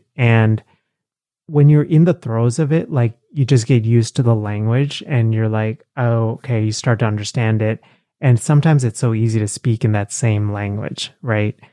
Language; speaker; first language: English; early bilingual, other home language; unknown